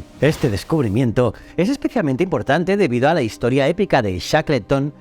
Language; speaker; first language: Spanish; native; Spanish